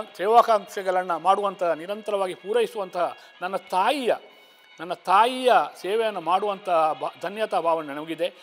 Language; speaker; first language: Kannada; native; Kannada